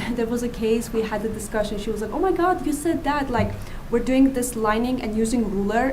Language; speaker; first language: English; non-native, fluent; Azerbaijani